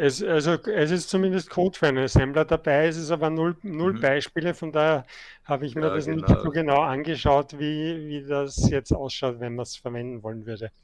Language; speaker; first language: German; native; German